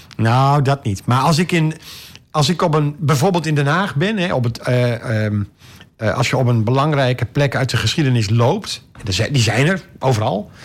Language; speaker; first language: Dutch; native; Dutch